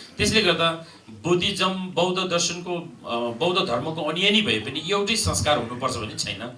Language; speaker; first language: Nepali; non-native, local second language; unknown